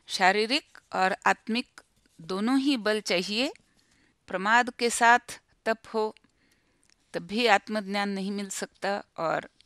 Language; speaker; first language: Hindi; non-native, local second language; Marathi